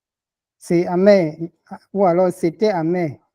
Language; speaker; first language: French; non-native, local second language; Ghomala